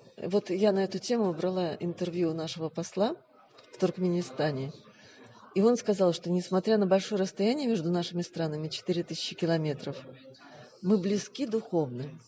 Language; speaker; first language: Russian; native; Russian